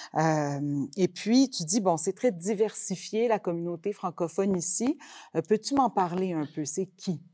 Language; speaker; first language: French; native; French